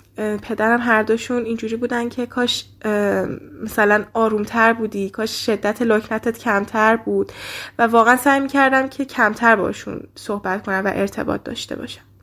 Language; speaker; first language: Persian; native; Persian